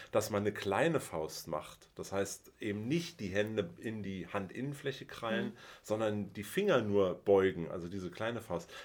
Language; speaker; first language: German; native; German